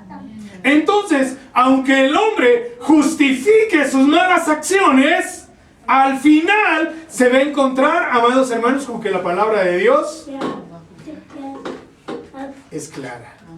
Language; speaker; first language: Spanish; native; Spanish